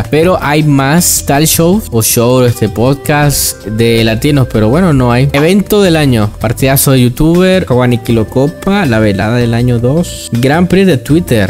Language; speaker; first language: Spanish; native; Spanish